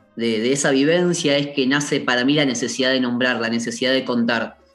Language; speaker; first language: Spanish; native; Spanish